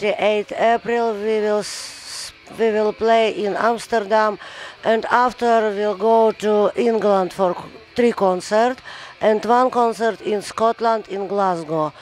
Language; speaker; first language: English; non-native, learner; Russian